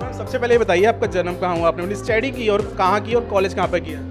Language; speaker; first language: Hindi; non-native, local second language; Punjabi